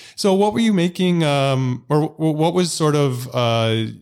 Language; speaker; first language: English; native; English